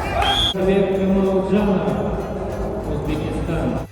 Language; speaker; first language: Russian; native; Russian